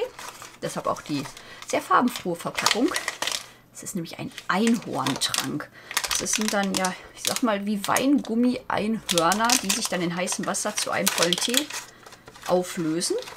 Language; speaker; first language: German; native; German